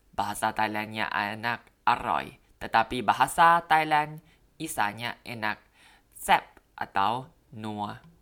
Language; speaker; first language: Indonesian; non-native, learner; Thai